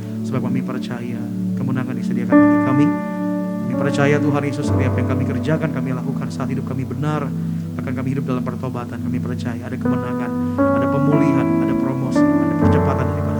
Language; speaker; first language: Indonesian; native; Indonesian